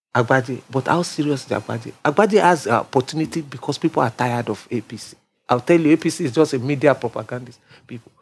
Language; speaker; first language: English; non-native, local second language; Yoruba